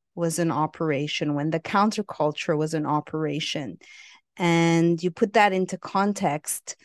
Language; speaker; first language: English; native; English